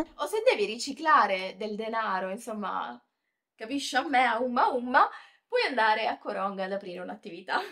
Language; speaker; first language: Italian; native; Italian